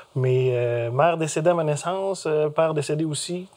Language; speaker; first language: French; native; French